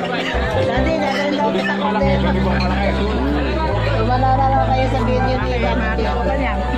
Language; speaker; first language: Filipino; native; Filipino